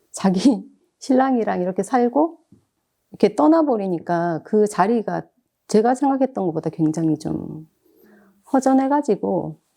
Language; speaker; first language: Korean; native; Korean